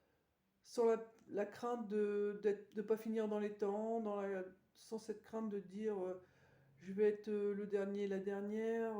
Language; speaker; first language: French; native; French